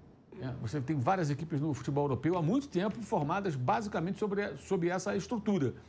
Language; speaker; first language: Portuguese; native; Portuguese